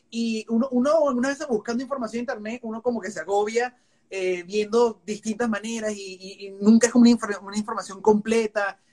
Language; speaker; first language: Spanish; native; Spanish